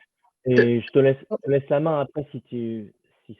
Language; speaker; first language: French; native; French